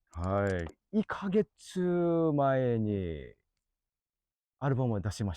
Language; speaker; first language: Japanese; non-native, learner; English